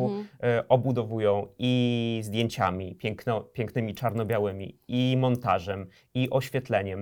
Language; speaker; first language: Polish; native; Polish